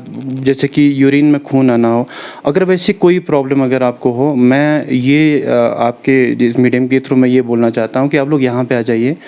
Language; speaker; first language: Hindi; non-native, local second language; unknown